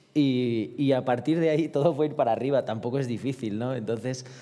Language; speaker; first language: Spanish; early bilingual, other home language; Romanian